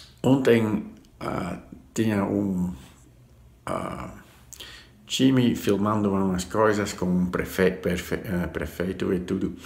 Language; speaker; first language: Portuguese; non-native, fluent; Dutch